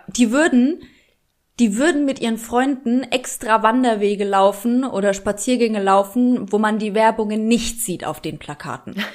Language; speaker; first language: German; early bilingual, other home language; Polish